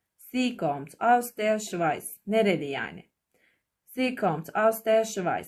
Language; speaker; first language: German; non-native, fluent; Turkish